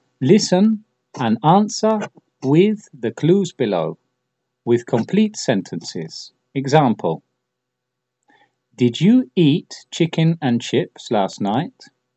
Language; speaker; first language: English; native; English